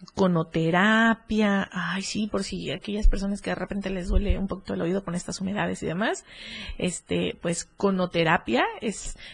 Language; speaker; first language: Spanish; native; Spanish